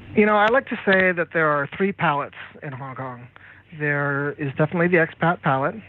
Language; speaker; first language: English; native; English